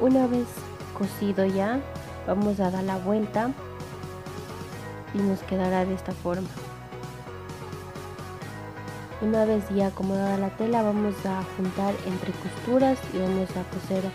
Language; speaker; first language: Spanish; native; Spanish